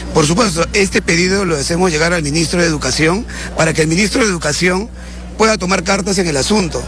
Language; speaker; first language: Spanish; native; Spanish